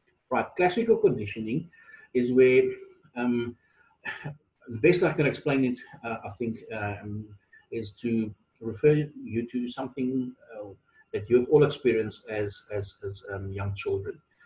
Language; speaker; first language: English; non-native, local second language; Afrikaans